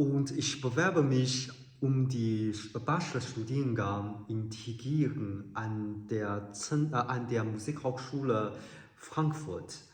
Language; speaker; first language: German; non-native, learner; Chinese